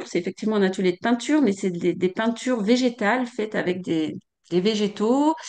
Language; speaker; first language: French; native; French